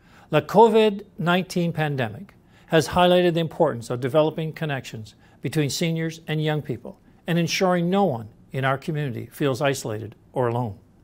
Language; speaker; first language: English; native; English